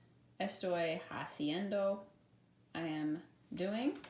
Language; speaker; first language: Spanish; non-native, learner; English